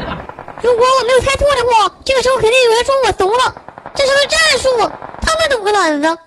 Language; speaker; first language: Chinese; native; Chinese